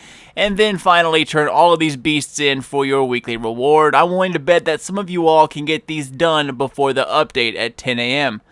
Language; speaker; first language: English; native; English